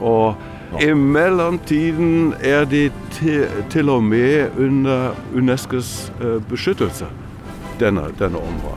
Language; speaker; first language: Norwegian; non-native, fluent; German